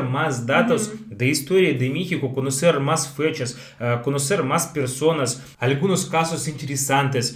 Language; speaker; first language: Spanish; non-native, fluent; Russian